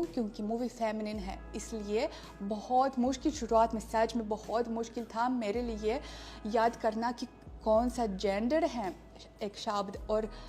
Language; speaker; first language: Hindi; non-native, fluent; Russian